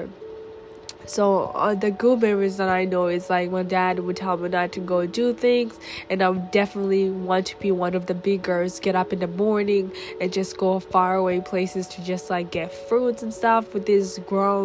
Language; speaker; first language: English; early bilingual, other home language; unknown